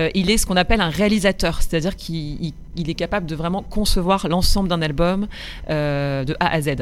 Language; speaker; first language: French; native; French